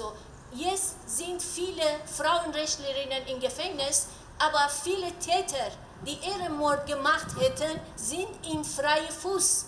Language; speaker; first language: German; non-native, learner; Persian